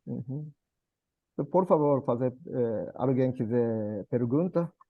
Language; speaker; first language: Portuguese; non-native, learner; Japanese